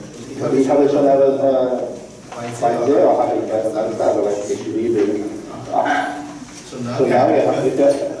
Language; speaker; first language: German; non-native, learner; Korean